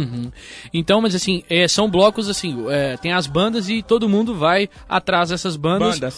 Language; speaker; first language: Portuguese; native; Portuguese